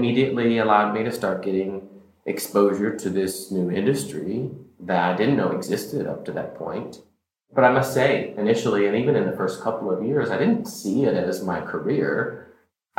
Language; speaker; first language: English; native; English